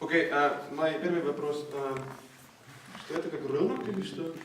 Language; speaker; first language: Russian; non-native, learner; Estonian